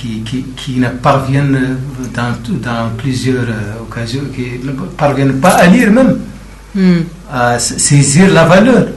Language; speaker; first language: French; non-native, local second language; Arabic